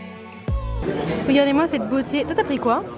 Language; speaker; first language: French; native; French